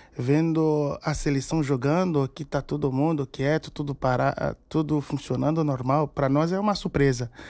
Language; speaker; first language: Portuguese; non-native, fluent; Haitian Creole